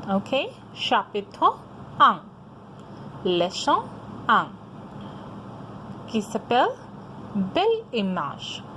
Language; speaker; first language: French; non-native, fluent; Hindi